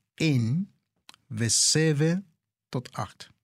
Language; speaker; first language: Dutch; non-native, fluent; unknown